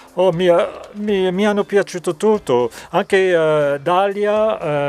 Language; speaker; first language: Italian; non-native, learner; French